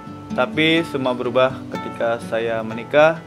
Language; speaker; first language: Indonesian; non-native, local second language; Balinese